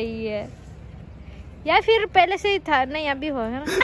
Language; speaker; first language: Hindi; native; Hindi